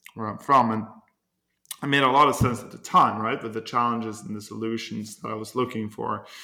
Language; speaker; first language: English; non-native, fluent; Norwegian